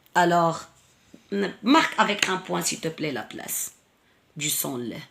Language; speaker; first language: French; non-native, local second language; Arabic